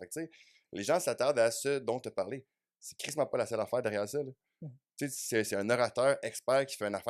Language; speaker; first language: French; native; French